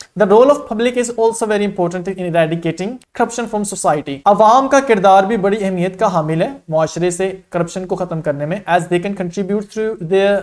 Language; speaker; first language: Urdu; non-native, local second language; Punjabi